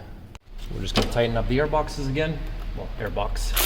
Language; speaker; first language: English; native; English